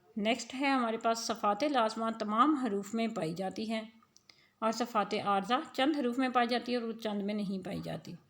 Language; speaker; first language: Urdu; native; Urdu